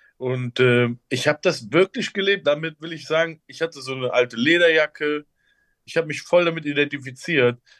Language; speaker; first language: German; early bilingual, other home language; Turkish